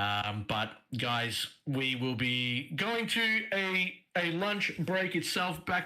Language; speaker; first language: English; native; English